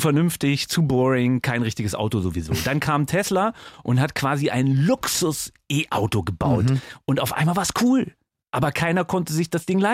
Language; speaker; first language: German; native; German